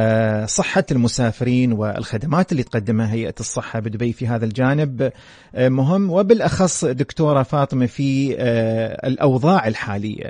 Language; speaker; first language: Arabic; native; Arabic